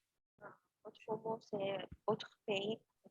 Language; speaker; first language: French; non-native, learner; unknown